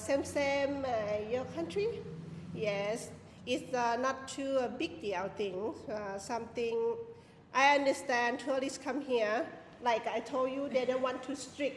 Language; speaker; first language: English; non-native, learner; Thai